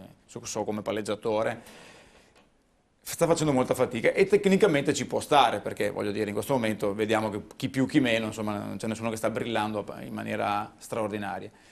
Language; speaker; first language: Italian; native; Italian